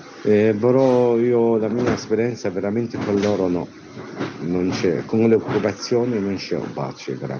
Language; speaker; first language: Italian; non-native, learner; Arabic